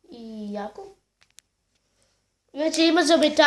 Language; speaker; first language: Bulgarian; native; Bulgarian